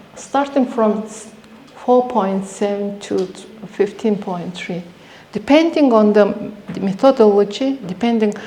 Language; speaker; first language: English; non-native, fluent; Mongolian